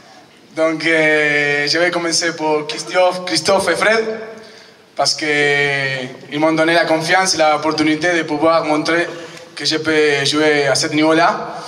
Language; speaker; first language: French; non-native, fluent; Spanish